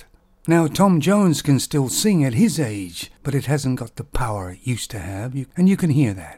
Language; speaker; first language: English; native; English